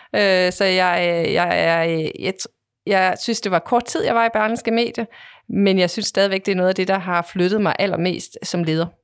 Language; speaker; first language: Danish; native; Danish